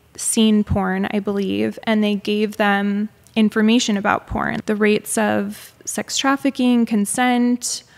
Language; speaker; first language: English; native; English